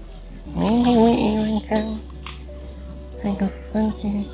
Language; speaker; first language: English; non-native, fluent; German